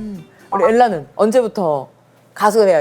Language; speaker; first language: Korean; native; Korean